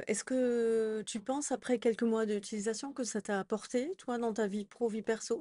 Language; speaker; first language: French; native; French